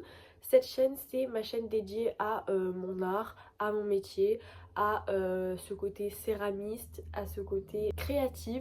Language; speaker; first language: French; native; French